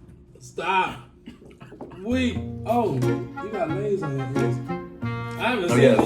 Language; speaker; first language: English; native; English